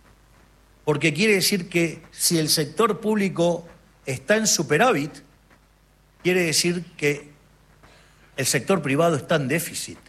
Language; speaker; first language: Spanish; native; Spanish